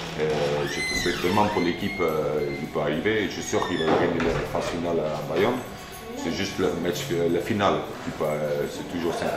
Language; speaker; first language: French; non-native, fluent; Afrikaans